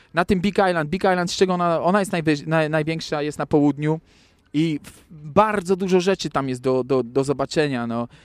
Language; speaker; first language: Polish; native; Polish